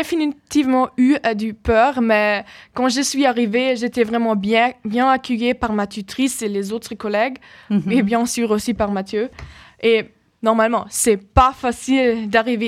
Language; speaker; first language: French; non-native, fluent; German